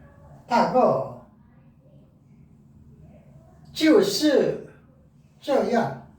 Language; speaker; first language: Chinese; non-native, learner; Korean